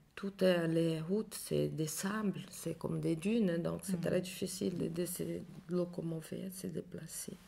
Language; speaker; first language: French; non-native, learner; Portuguese